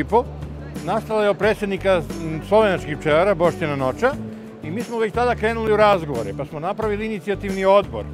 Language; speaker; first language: Serbian; native; Serbian